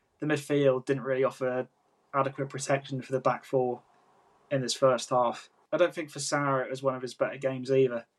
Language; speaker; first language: English; native; English